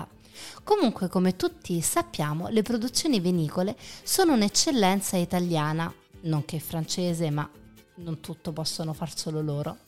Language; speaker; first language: Italian; native; Italian